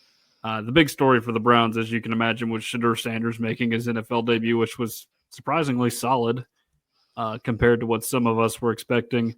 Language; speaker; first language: English; native; English